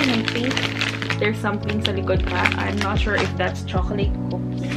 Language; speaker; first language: English; non-native, local second language; Filipino